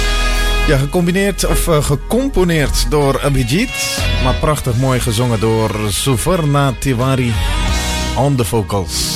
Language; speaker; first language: Dutch; native; Dutch